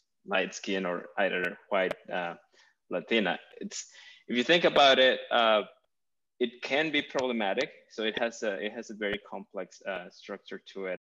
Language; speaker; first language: English; non-native, fluent; Spanish